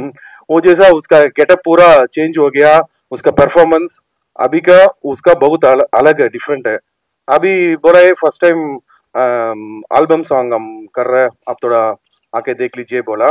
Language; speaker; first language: Hindi; non-native, local second language; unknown